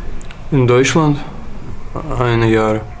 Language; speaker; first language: German; non-native, learner; Russian